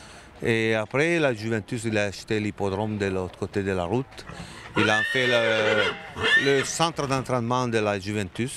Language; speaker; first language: French; non-native, learner; Italian